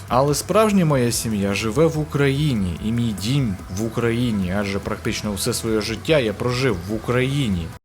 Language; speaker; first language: Ukrainian; early bilingual, other home language; Russian